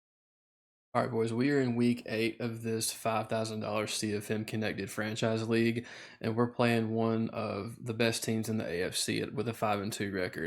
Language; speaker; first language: English; native; English